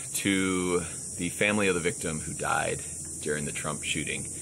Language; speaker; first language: English; native; English